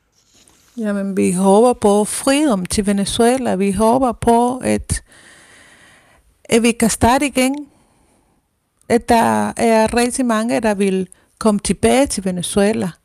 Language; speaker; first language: Danish; non-native, fluent; Spanish